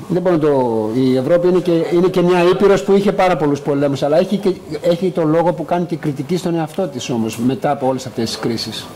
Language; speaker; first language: Greek; early bilingual, other home language; English